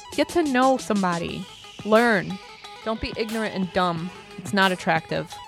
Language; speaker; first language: English; early bilingual, other home language; German